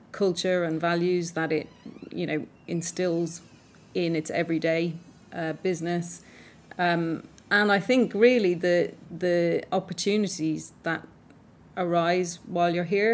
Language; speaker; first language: English; native; English